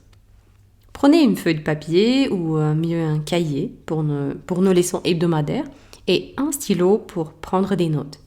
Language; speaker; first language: French; non-native, fluent; Russian